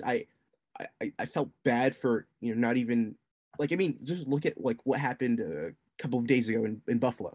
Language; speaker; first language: English; native; English